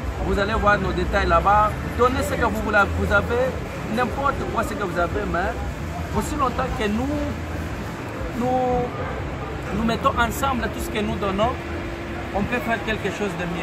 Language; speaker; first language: French; non-native, local second language; Lingala